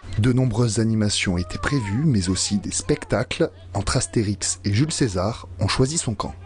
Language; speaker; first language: French; native; French